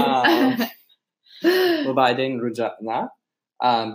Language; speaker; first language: Arabic; non-native, learner; English